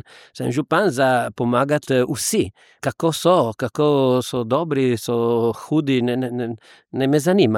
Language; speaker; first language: Slovenian; non-native, learner; Italian